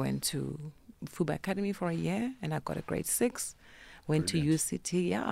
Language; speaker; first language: English; non-native, local second language; Northern Sotho